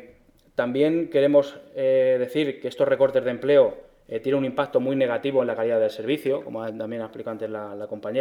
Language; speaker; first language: Spanish; native; Spanish